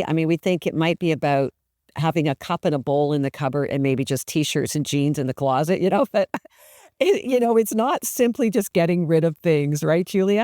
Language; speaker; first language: English; native; English